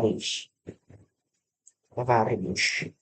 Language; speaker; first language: Russian; non-native, learner; English